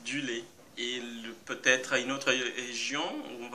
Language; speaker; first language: French; non-native, fluent; Portuguese